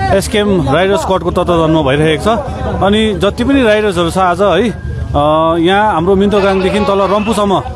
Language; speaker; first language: Nepali; native; Nepali